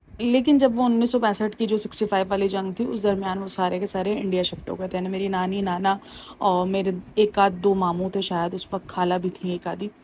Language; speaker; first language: Urdu; native; Urdu